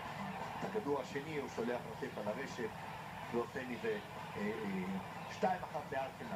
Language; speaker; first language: Hebrew; native; Hebrew